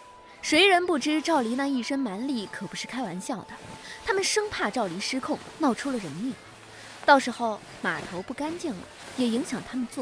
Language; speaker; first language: Chinese; native; Chinese